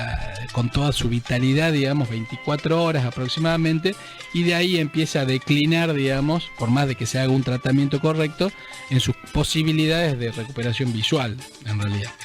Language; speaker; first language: Spanish; native; Spanish